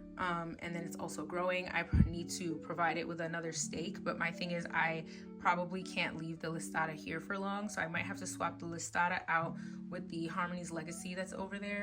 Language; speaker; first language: English; native; English